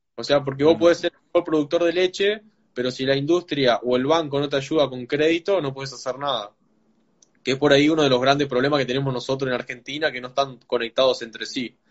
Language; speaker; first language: Spanish; native; Spanish